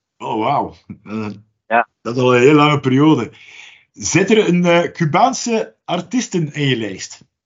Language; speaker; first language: Dutch; native; Dutch